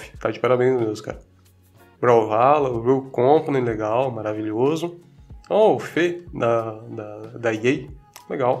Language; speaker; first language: Portuguese; native; Portuguese